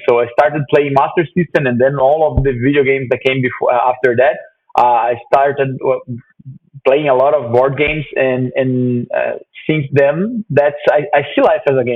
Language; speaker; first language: English; non-native, fluent; Portuguese